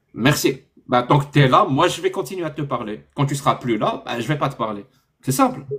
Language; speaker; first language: French; non-native, local second language; Arabic